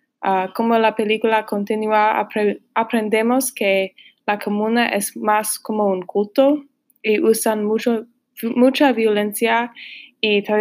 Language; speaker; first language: Spanish; non-native, learner; English